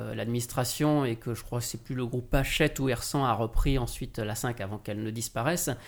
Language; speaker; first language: French; native; French